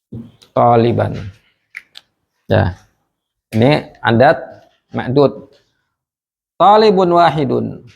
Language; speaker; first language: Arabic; non-native, fluent; Indonesian